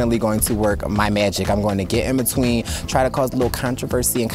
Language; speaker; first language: English; native; English